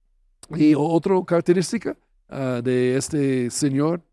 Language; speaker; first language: Spanish; non-native, fluent; English